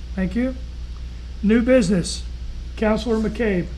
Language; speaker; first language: English; native; English